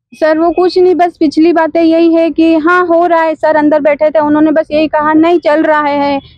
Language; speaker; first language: Hindi; native; Hindi